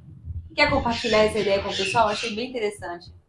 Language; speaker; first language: Portuguese; native; Portuguese